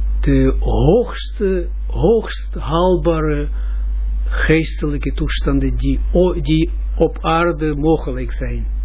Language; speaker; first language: Dutch; non-native, fluent; Russian